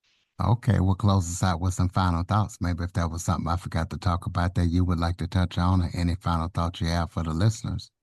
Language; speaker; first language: English; native; English